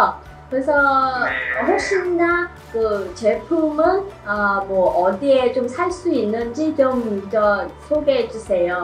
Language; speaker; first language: Korean; non-native, learner; Vietnamese